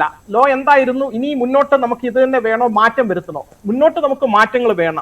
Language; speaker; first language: Malayalam; native; Malayalam